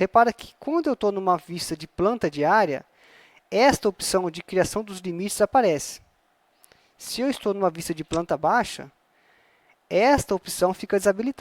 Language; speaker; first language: Portuguese; native; Portuguese